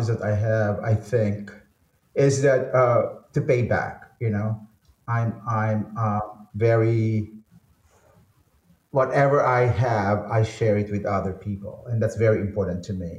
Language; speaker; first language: English; non-native, local second language; Filipino